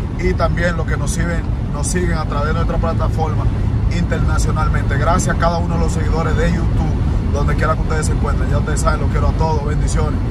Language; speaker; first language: Spanish; native; Spanish